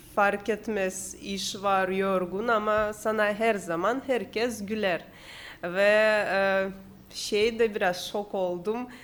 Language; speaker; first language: Turkish; non-native, fluent; Russian